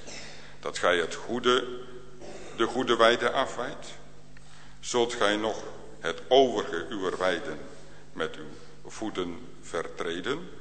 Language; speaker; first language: Dutch; native; Dutch